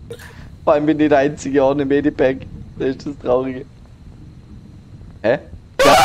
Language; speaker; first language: German; native; German